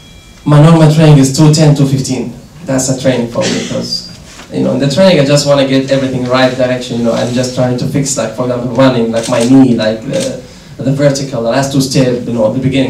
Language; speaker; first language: English; non-native, fluent; Arabic